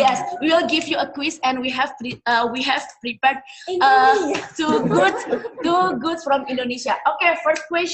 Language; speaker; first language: English; non-native, learner; Indonesian